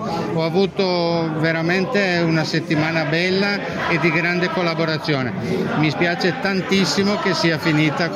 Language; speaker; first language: Italian; native; Italian